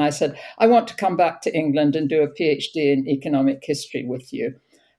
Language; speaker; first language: English; native; English